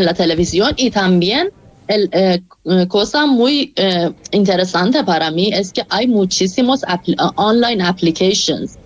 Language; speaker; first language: Spanish; non-native, fluent; Persian